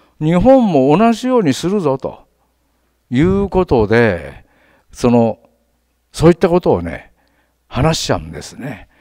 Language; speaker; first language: Japanese; native; Japanese